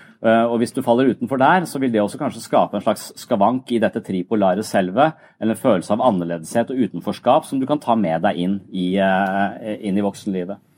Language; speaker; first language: Norwegian; native; Norwegian